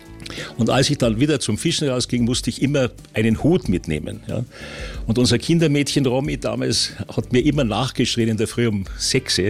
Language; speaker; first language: German; native; German